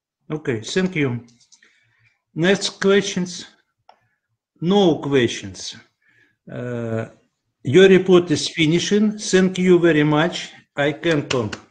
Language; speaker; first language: English; non-native, learner; Russian